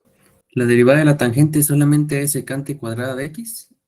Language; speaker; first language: Spanish; native; Spanish